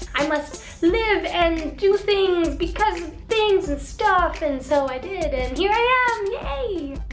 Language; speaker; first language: English; native; English